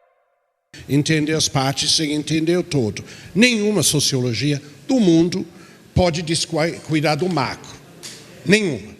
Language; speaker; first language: Portuguese; non-native, fluent; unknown